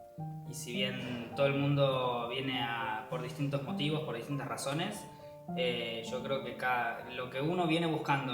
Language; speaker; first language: Spanish; native; Spanish